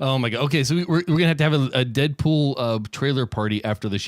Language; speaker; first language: English; native; English